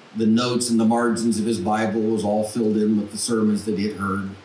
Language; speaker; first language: English; native; English